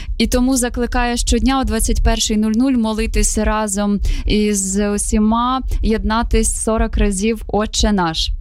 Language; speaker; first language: Ukrainian; native; Ukrainian